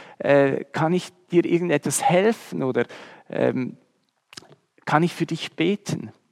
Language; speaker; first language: German; native; German